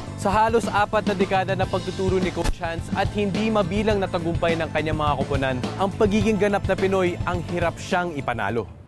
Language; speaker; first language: Filipino; native; Filipino